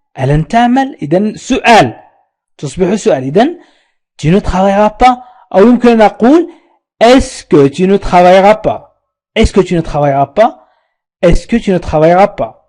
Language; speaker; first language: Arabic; native; Arabic